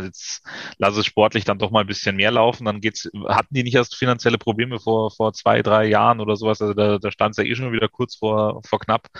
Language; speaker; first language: German; native; German